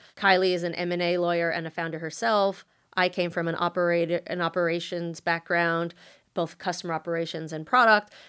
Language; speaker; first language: English; native; English